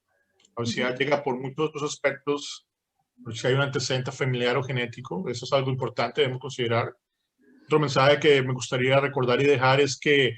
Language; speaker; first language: Spanish; native; Spanish